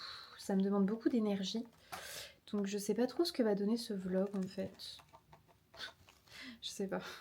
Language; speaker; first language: French; native; French